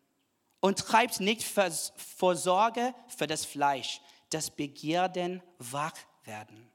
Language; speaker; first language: German; non-native, fluent; English